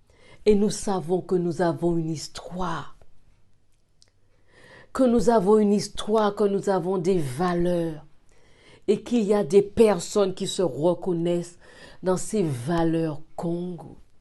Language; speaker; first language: French; native; French